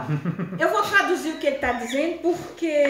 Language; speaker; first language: French; non-native, fluent; Portuguese